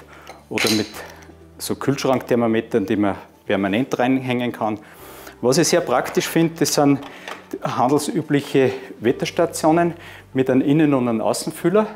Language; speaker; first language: German; native; German